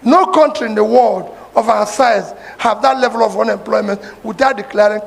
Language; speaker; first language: English; non-native, local second language; Igbo